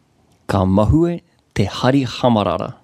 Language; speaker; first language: Māori; non-native, local second language; English